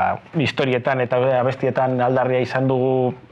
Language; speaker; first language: Basque; non-native, local second language; Spanish